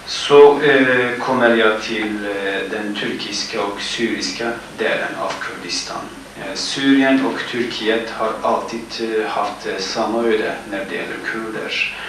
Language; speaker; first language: Swedish; non-native, fluent; Kurdish